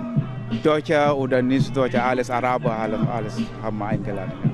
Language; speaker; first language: German; non-native, learner; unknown